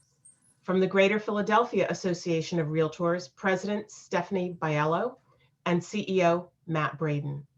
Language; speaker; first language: English; native; English